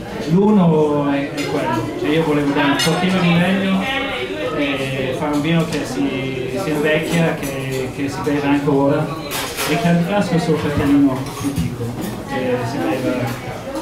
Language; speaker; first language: Italian; non-native, fluent; English